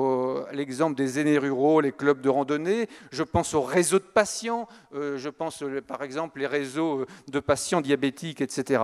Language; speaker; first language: French; native; French